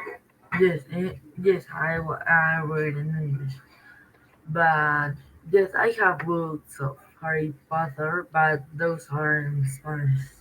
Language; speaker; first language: English; non-native, learner; Spanish